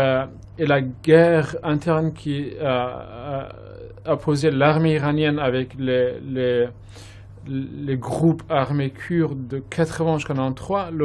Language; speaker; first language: French; non-native, fluent; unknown